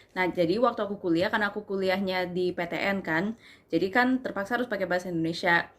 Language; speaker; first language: Indonesian; early bilingual, heritage; English